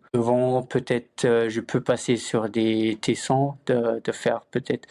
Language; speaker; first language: French; non-native, fluent; Luxembourgish